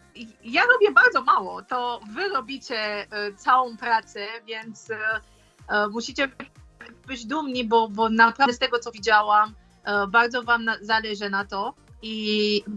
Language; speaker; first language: Polish; non-native, fluent; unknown